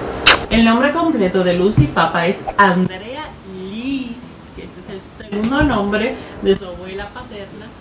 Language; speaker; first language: Spanish; native; Spanish